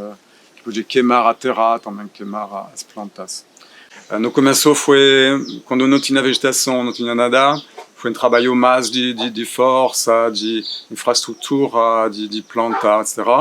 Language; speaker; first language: Portuguese; non-native, fluent; French